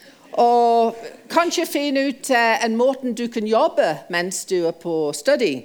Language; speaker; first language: Norwegian; non-native, fluent; English